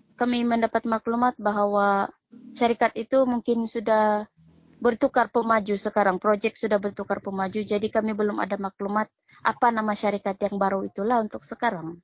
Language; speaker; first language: Malay; native; Malay